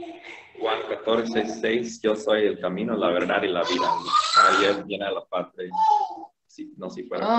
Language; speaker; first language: Spanish; non-native, fluent; Korean